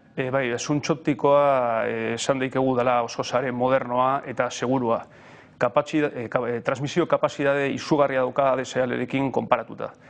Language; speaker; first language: Basque; native; Basque